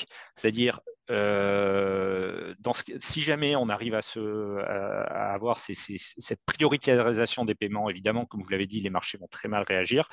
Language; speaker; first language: French; native; French